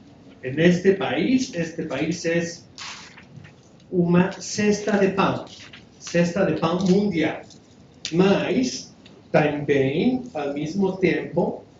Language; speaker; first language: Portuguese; non-native, learner; Spanish